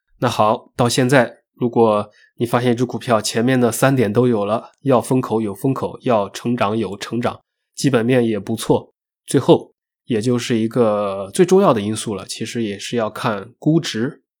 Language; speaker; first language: Chinese; native; Chinese